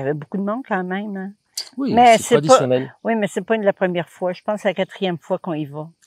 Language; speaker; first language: French; native; French